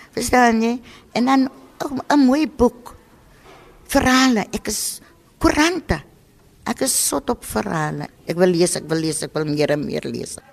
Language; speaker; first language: Afrikaans; native; Afrikaans